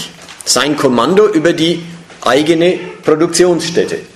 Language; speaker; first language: German; native; German